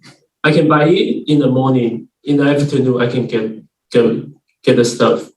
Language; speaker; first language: English; non-native, learner; Chinese